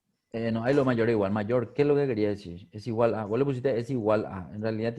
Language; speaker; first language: Spanish; native; Spanish